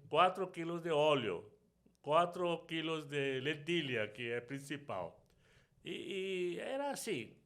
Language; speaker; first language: Portuguese; non-native, fluent; Sindhi